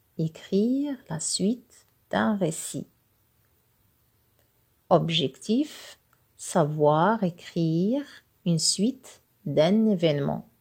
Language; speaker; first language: French; non-native, local second language; Arabic